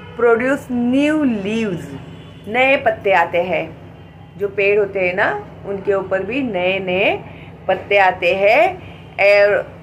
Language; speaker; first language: Hindi; non-native, local second language; Marathi